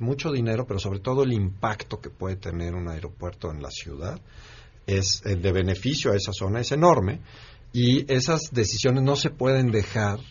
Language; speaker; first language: Spanish; native; Spanish